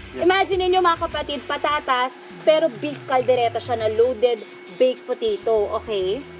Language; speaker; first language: Filipino; native; Filipino